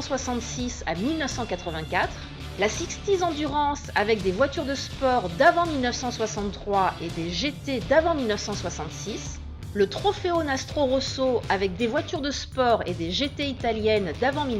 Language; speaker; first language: French; native; French